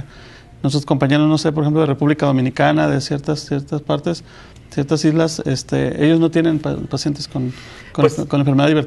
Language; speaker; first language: Spanish; native; Spanish